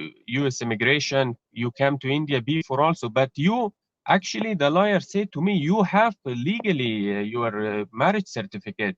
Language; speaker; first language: English; non-native, learner; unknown